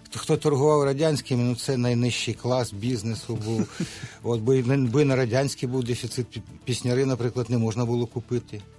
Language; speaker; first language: Ukrainian; native; Ukrainian